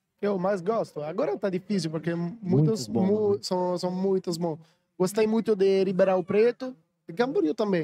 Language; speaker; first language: Portuguese; non-native, learner; Italian